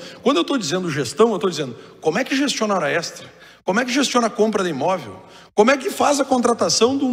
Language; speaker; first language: Portuguese; native; Portuguese